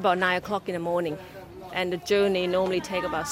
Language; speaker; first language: English; non-native, fluent; Thai